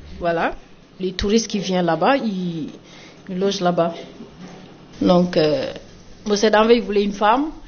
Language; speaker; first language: French; non-native, local second language; Wolof